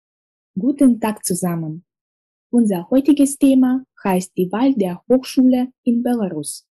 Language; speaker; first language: German; non-native, fluent; Russian